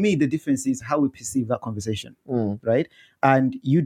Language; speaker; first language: English; non-native, local second language; Nyanja